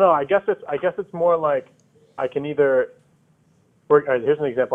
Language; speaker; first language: English; native; English